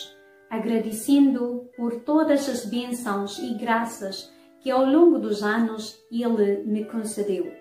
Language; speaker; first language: Portuguese; non-native, fluent; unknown